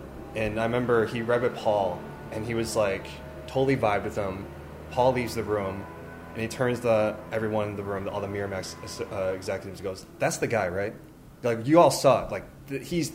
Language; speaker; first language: English; native; English